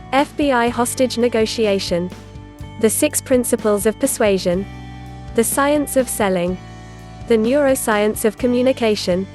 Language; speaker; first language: English; native; English